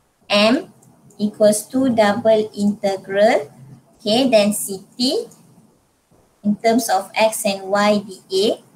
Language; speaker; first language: English; non-native, local second language; Malay